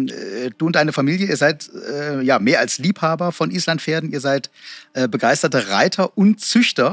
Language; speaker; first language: German; native; German